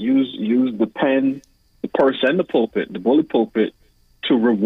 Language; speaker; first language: English; native; English